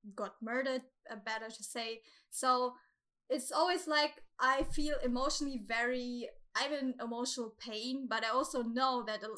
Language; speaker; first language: English; non-native, fluent; German